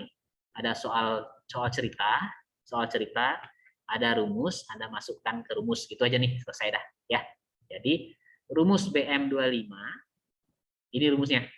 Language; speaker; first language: Indonesian; native; Indonesian